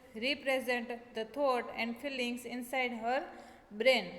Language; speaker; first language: English; non-native, local second language; Gujarati